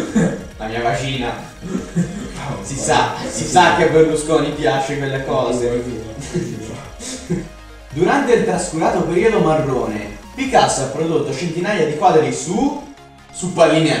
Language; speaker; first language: Italian; native; Italian